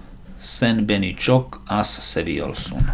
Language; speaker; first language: Turkish; non-native, learner; Slovak